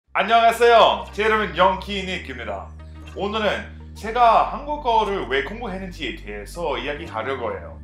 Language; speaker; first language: Korean; non-native, fluent; English